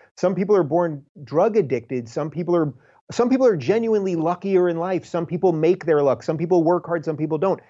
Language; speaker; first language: English; native; English